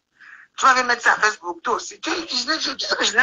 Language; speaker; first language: French; native; French